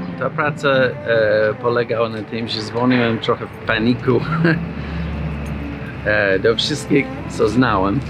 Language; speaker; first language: Polish; non-native, fluent; English